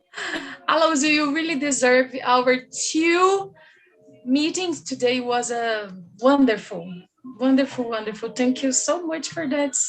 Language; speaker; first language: English; non-native, learner; Portuguese